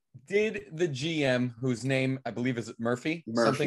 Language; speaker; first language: English; native; English